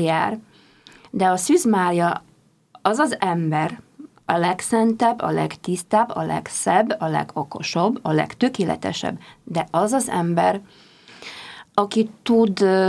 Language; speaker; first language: Hungarian; non-native, fluent; Polish